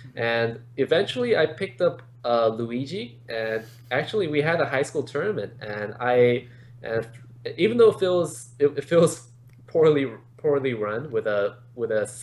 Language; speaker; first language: English; native; English